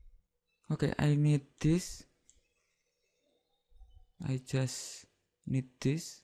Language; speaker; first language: English; non-native, learner; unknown